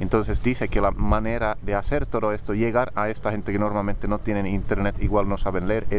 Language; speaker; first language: Spanish; non-native, fluent; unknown